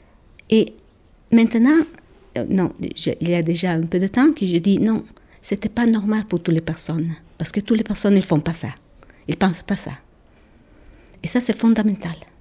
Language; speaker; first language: French; non-native, local second language; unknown